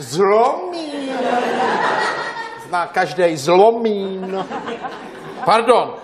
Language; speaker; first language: Czech; native; Czech